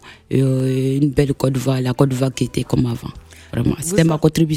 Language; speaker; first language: French; non-native, local second language; Mandingo